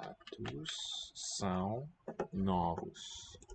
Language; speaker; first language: Portuguese; non-native, learner; English